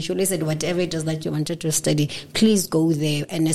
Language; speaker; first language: English; non-native, local second language; Northern Sotho